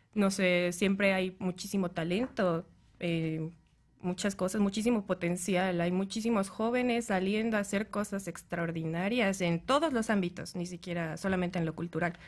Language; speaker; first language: Spanish; native; Spanish